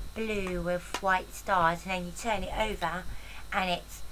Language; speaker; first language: English; native; English